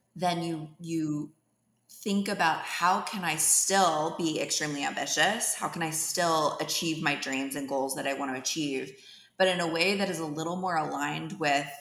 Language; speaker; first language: English; native; English